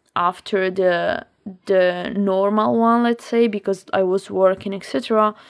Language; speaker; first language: English; non-native, fluent; Italian